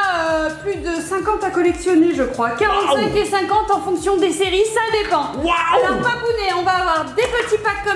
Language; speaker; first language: French; native; French